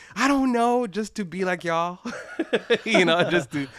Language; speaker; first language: English; non-native, local second language; Kinyarwanda